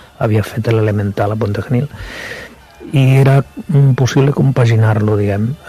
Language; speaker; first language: Catalan; non-native, local second language; Spanish